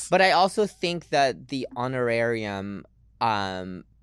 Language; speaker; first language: English; early bilingual, other home language; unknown